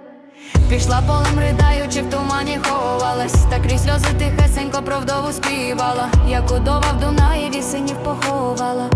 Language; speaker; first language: Ukrainian; native; Ukrainian